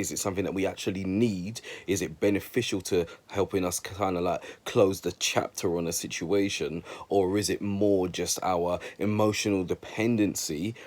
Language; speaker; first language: English; native; English